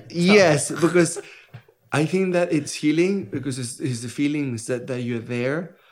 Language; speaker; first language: English; non-native, fluent; Spanish